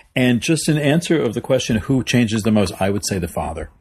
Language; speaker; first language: English; native; English